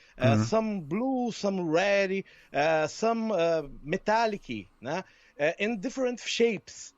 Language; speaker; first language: English; non-native, learner; Portuguese